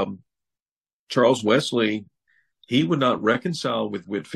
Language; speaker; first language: English; native; English